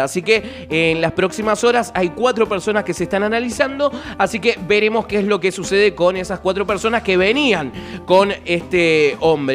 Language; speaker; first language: Spanish; native; Spanish